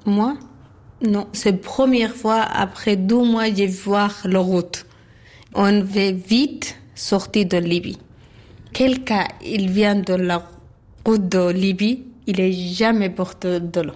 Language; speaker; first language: French; non-native, learner; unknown